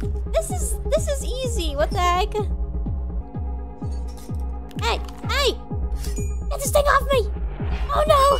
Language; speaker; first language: English; native; English